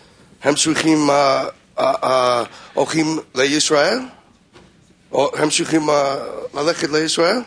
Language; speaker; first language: Hebrew; non-native, learner; English